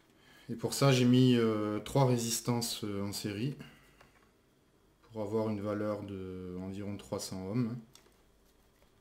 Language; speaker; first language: French; native; French